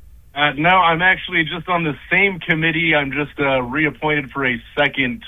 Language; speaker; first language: English; native; English